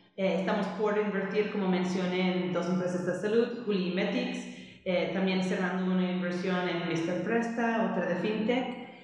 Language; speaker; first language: Spanish; non-native, fluent; English